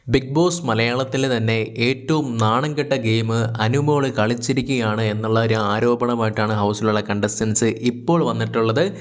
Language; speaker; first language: Malayalam; native; Malayalam